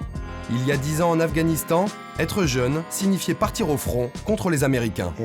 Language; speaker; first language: French; native; French